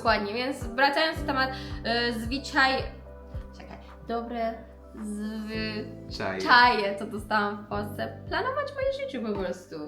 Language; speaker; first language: Polish; non-native, learner; Persian